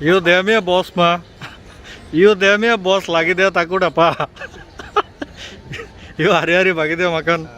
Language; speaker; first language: Indonesian; non-native, learner; Bangla